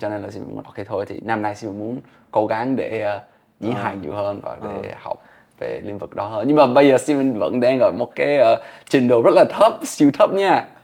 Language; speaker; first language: Vietnamese; non-native, fluent; English